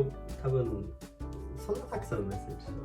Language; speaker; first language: Japanese; non-native, fluent; Swedish